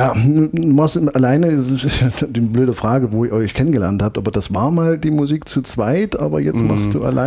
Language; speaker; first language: German; native; German